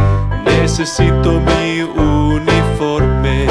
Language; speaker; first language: Spanish; non-native, learner; English